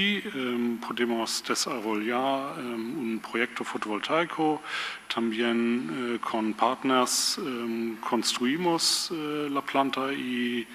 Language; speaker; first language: Spanish; non-native, learner; German